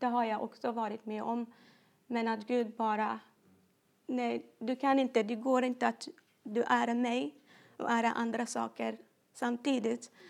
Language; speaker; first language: Swedish; non-native, fluent; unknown